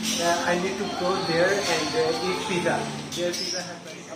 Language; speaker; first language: English; non-native, local second language; Urdu